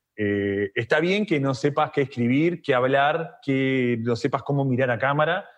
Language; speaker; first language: Spanish; native; Spanish